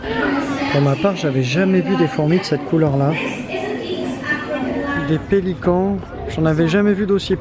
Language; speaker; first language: French; native; French